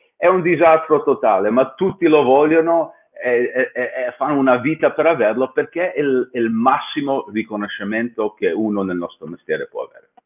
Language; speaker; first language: Italian; early bilingual, heritage; English